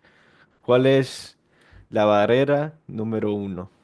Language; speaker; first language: Spanish; non-native, fluent; Portuguese